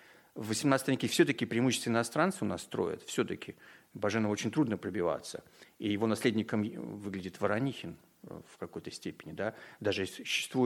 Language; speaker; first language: Russian; native; Russian